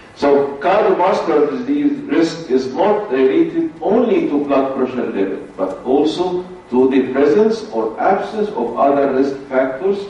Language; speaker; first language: English; non-native, fluent; Arabic